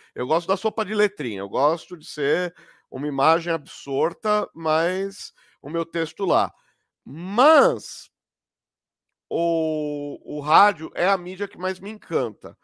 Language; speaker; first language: Portuguese; native; Portuguese